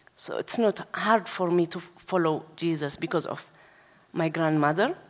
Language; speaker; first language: English; non-native, learner; Tigrinya